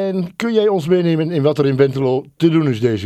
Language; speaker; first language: Dutch; native; Dutch